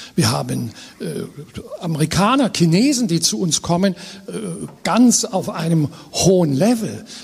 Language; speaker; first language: German; native; German